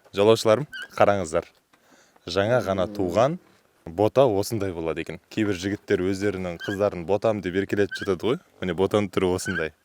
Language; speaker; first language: Kazakh; native; Kazakh